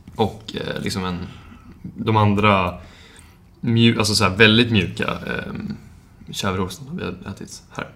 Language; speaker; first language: Swedish; native; Swedish